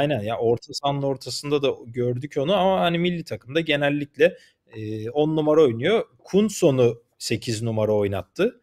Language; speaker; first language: Turkish; native; Turkish